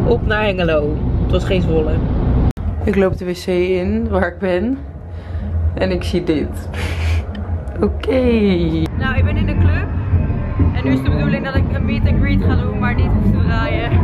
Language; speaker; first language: Dutch; native; Dutch